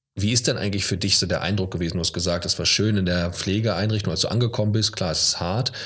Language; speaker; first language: German; native; German